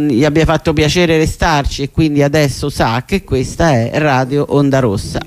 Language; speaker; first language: Italian; native; Italian